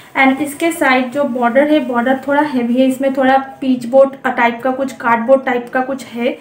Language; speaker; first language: Hindi; non-native, local second language; Bangla